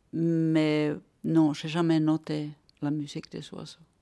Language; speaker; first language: French; non-native, fluent; Finnish